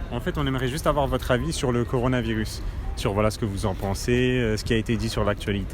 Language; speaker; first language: French; native; French